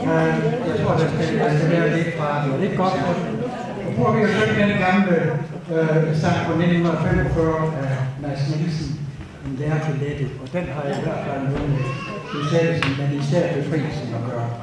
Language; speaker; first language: Danish; native; Danish